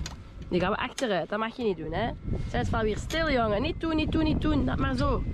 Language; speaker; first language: Dutch; native; Dutch